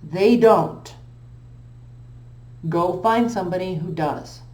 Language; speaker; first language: English; native; English